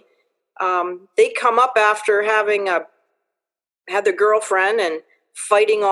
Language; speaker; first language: English; native; English